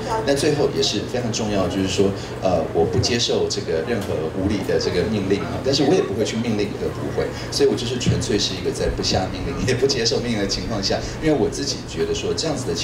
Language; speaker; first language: Chinese; native; Chinese